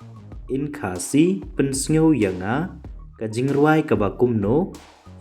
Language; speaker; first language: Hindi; non-native, local second language; Khasi